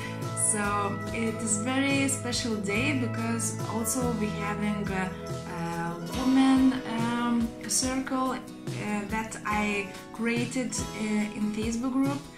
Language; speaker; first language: English; non-native, learner; Lithuanian